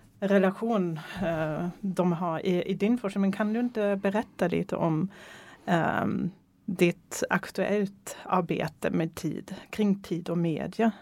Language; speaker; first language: Swedish; non-native, fluent; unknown